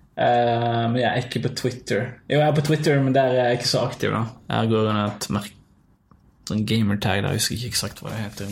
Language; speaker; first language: Norwegian; early bilingual, other home language; Bosnian